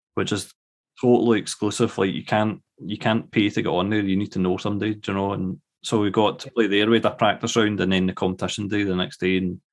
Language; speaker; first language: English; native; English